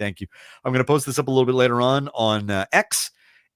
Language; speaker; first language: English; native; English